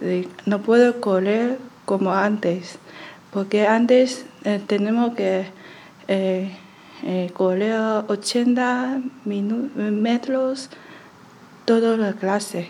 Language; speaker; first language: Spanish; non-native, learner; Chinese